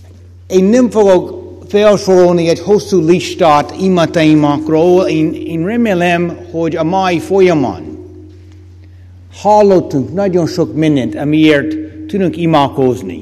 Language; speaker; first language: Hungarian; non-native, fluent; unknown